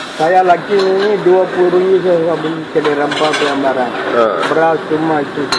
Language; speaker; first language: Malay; non-native, learner; Tamil